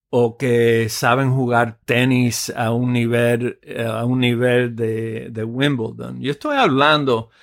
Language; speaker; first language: Spanish; native; Spanish